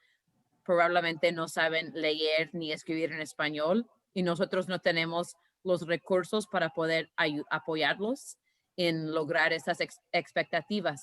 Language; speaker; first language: Spanish; early bilingual, heritage; Spanish